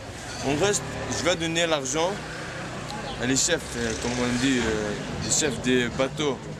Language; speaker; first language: French; non-native, learner; Arabic